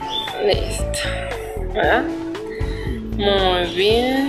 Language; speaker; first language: Spanish; native; Spanish